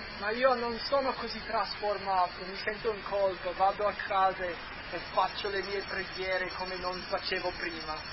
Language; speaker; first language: Italian; non-native, fluent; English